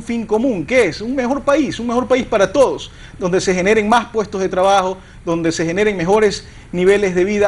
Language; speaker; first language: Spanish; native; Spanish